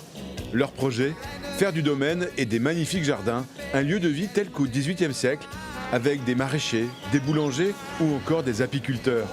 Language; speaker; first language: French; native; French